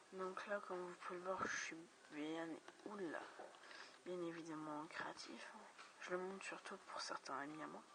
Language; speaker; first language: French; native; French